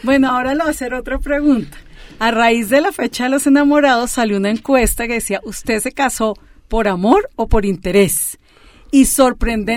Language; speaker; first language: Spanish; native; Spanish